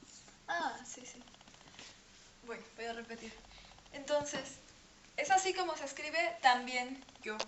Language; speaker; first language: Spanish; non-native, fluent; French